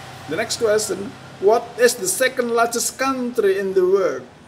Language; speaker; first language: English; non-native, fluent; Indonesian